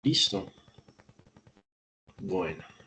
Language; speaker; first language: Spanish; native; Spanish